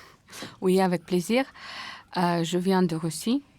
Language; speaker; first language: French; non-native, fluent; Russian